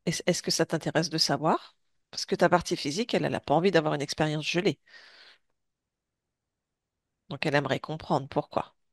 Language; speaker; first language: French; native; French